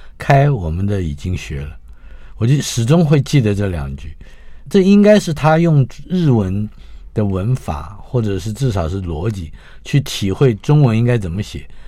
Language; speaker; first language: Chinese; native; Chinese